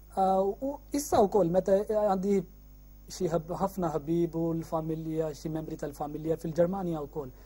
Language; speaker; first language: Maltese; non-native, learner; Urdu